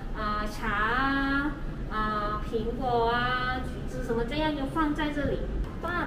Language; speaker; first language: Chinese; non-native, learner; Thai